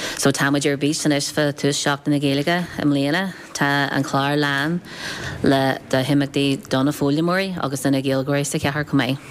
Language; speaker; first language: Irish; non-native, local second language; English